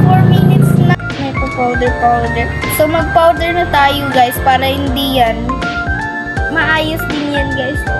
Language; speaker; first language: Filipino; non-native, local second language; Cebuano